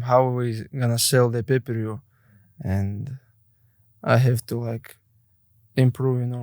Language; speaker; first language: English; non-native, learner; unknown